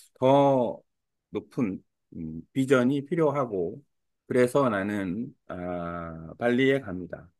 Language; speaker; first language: Korean; native; Korean